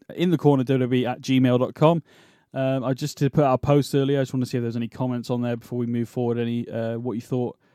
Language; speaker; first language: English; native; English